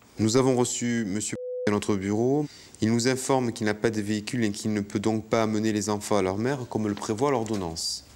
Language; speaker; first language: French; native; French